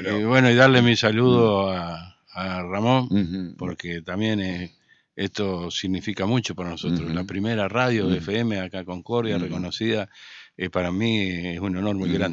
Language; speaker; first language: Spanish; native; Spanish